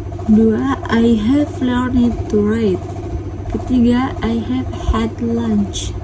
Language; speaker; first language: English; non-native, learner; Indonesian